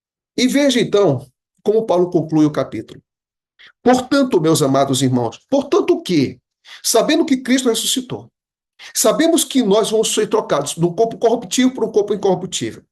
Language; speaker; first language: Portuguese; native; Portuguese